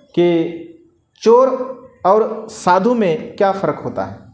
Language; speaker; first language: Hindi; non-native, local second language; Marathi